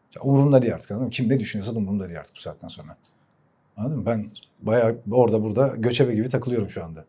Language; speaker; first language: Turkish; early bilingual, heritage; Turkish